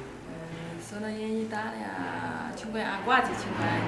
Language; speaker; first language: Italian; non-native, learner; Chinese